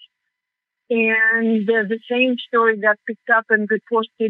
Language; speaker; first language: English; non-native, fluent; Russian